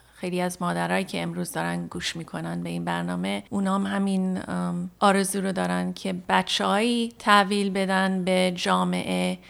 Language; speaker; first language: Persian; early bilingual, heritage; Persian